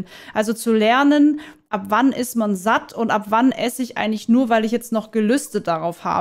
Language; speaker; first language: German; native; German